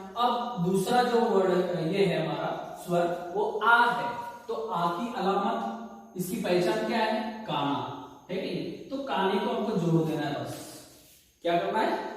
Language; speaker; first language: Hindi; non-native, local second language; Urdu